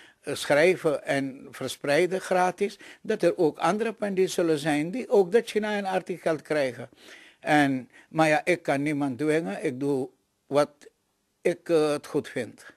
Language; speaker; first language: Dutch; non-native, local second language; Caribbean Hindustani